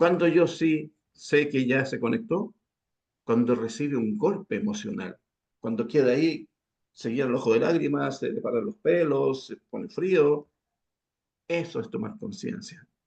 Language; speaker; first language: Spanish; native; Spanish